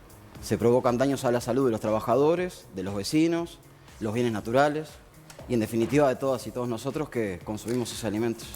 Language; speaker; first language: Spanish; native; Spanish